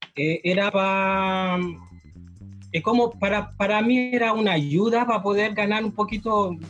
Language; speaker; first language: Spanish; non-native, fluent; Haitian Creole